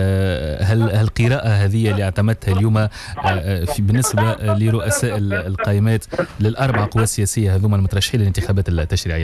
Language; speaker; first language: Arabic; native; Arabic